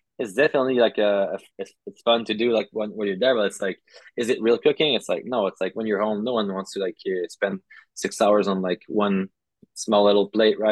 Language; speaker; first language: English; non-native, fluent; French